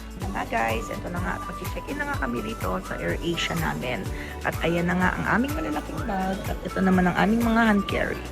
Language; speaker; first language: Filipino; native; Filipino